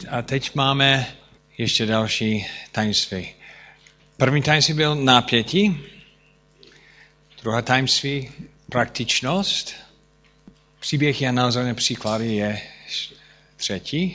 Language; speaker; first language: Czech; non-native, fluent; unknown